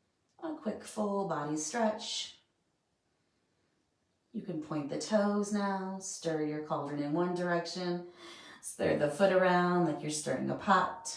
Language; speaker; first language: English; native; English